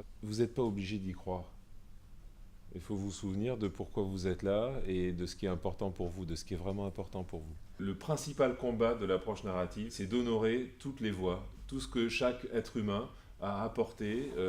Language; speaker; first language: French; native; French